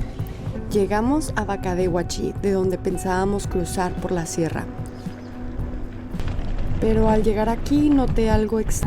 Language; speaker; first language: Spanish; native; Spanish